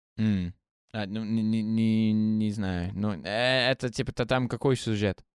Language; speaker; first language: Russian; non-native, fluent; English